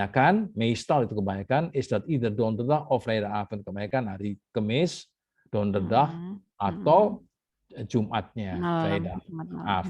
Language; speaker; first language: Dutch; non-native, fluent; Indonesian